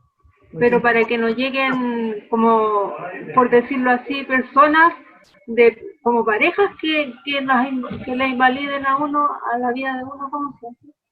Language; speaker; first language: Spanish; native; Spanish